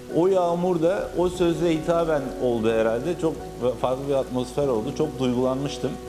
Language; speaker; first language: Turkish; native; Turkish